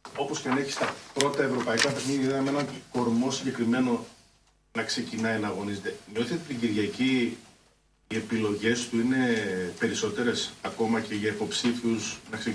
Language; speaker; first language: Greek; native; Greek